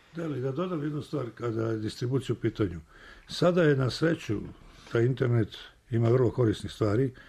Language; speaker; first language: Serbian; native; Serbian